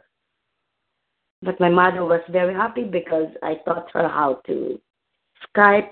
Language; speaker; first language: English; non-native, local second language; Filipino